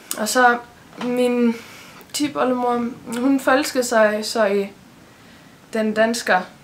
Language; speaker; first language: Danish; early bilingual, heritage; Danish